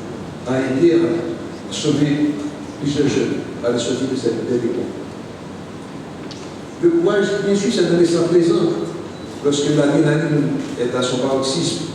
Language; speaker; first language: French; non-native, local second language; Haitian Creole